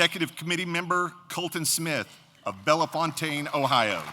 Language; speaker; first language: English; native; English